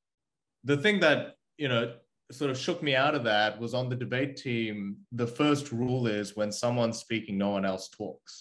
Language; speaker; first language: English; early bilingual, other home language; Korean